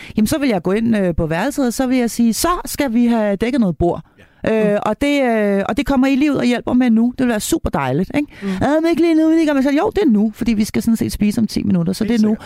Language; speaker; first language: Danish; native; Danish